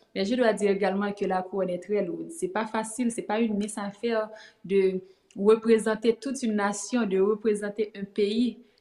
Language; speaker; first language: French; native; French